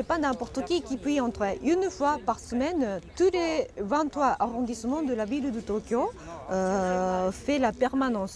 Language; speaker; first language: French; non-native, fluent; Japanese